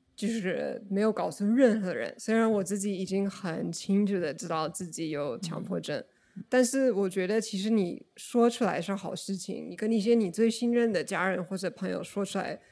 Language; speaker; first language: Chinese; non-native, fluent; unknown